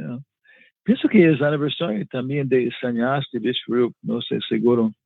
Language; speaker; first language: Spanish; non-native, learner; English